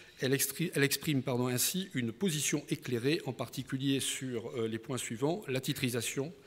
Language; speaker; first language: French; native; French